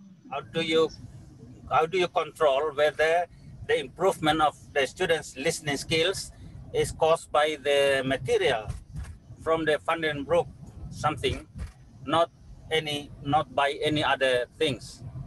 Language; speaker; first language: English; non-native, fluent; Indonesian